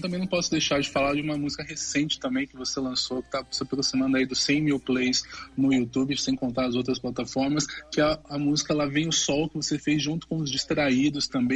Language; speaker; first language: Portuguese; native; Portuguese